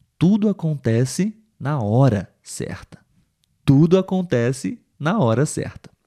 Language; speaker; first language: Portuguese; native; Portuguese